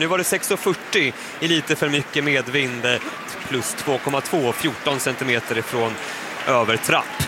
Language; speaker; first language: Swedish; native; Swedish